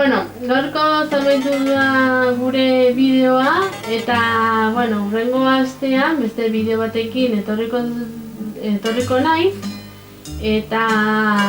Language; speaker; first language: Basque; non-native, local second language; Spanish